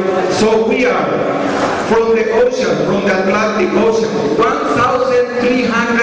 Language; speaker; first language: English; non-native, fluent; Spanish